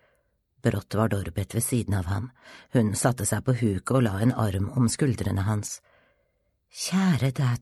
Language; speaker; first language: Norwegian; native; Norwegian